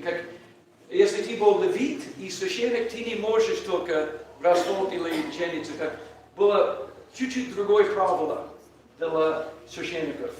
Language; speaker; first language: Russian; non-native, learner; English